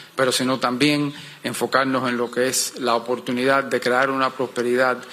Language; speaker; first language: Spanish; early bilingual, heritage; Spanish